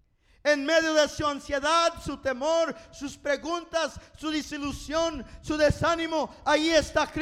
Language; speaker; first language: Spanish; non-native, fluent; English